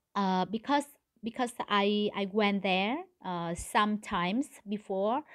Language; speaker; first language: English; non-native, learner; Vietnamese